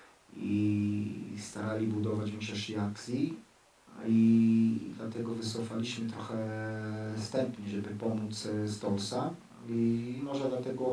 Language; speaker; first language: Polish; non-native, learner; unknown